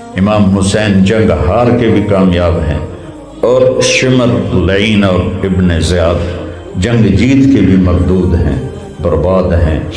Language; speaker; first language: Urdu; non-native, local second language; Punjabi